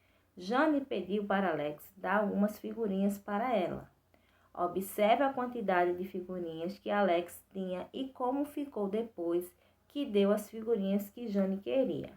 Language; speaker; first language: Portuguese; native; Portuguese